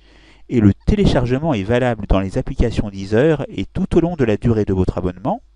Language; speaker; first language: French; native; French